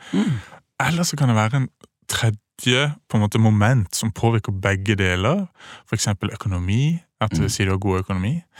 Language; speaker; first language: Norwegian; native; Norwegian